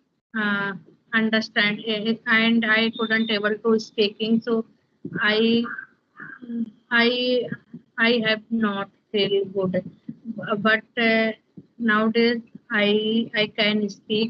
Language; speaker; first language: English; non-native, learner; Hindi